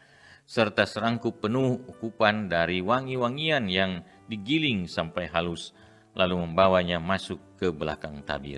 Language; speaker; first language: Indonesian; native; Indonesian